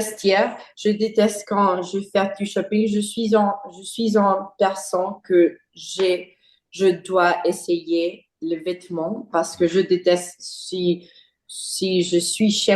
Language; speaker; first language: French; non-native, learner; English